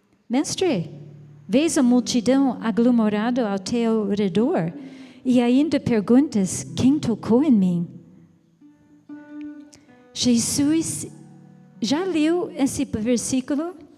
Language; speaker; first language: Portuguese; non-native, fluent; English